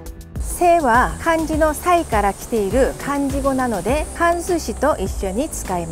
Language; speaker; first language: Japanese; non-native, fluent; Korean